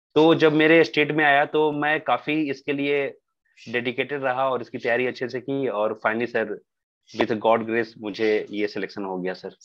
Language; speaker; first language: Hindi; native; Hindi